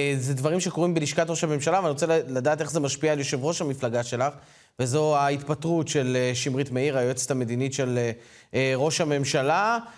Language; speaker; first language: Hebrew; native; Hebrew